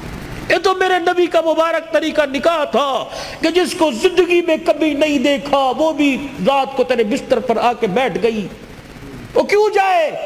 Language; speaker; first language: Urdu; non-native, local second language; Punjabi